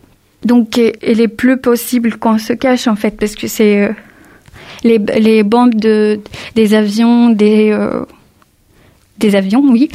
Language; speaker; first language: French; early bilingual, other home language; Arabic